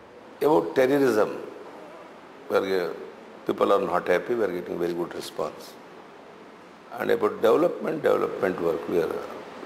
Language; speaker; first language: English; non-native, local second language; Kannada